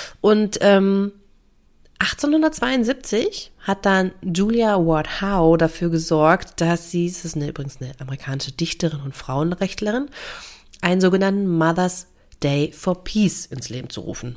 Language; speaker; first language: German; native; German